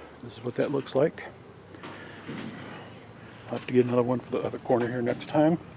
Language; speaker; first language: English; native; English